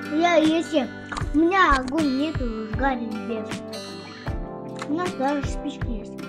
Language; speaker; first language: Russian; non-native, local second language; Kazakh